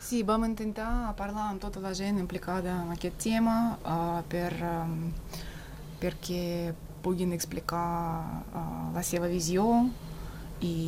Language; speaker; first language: Catalan; non-native, fluent; Russian